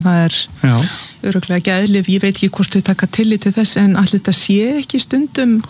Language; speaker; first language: Icelandic; native; Icelandic